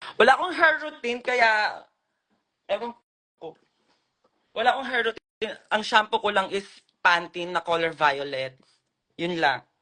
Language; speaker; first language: Filipino; native; Filipino